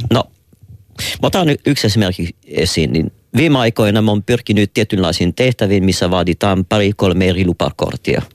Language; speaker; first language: Finnish; non-native, fluent; French